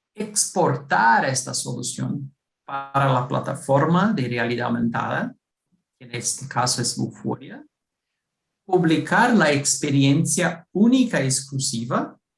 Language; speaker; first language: Spanish; non-native, fluent; Portuguese